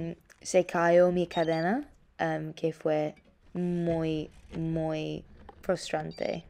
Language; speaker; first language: Spanish; non-native, fluent; English